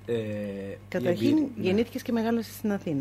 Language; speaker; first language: Greek; native; Greek